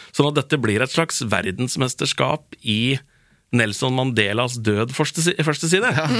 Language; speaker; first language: Norwegian; native; Norwegian